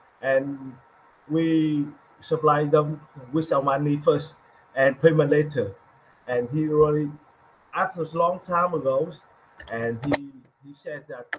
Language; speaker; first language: English; non-native, learner; Vietnamese